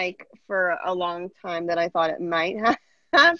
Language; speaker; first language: English; native; English